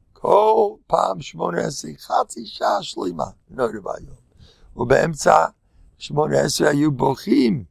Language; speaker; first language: Hebrew; non-native, fluent; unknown